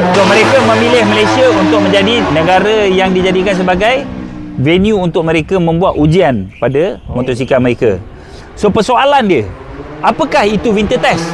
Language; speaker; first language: Malay; native; Malay